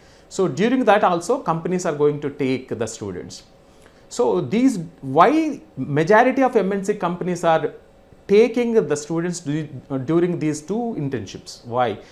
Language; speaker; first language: English; non-native, local second language; Telugu